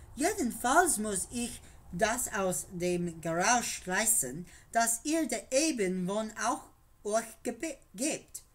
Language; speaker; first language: German; non-native, learner; English